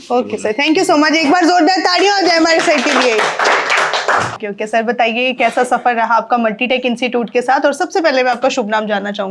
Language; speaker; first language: Hindi; native; Hindi